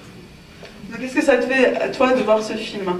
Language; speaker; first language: French; native; French